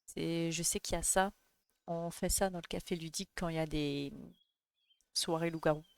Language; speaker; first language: French; native; French